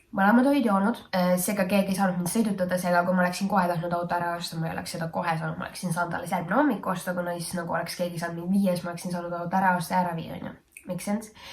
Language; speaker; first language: Estonian; native; Estonian